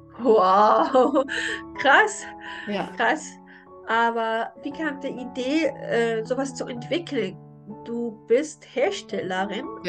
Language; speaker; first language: German; non-native, learner; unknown